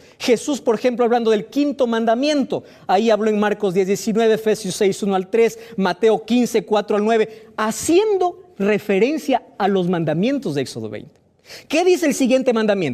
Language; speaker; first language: Spanish; native; Spanish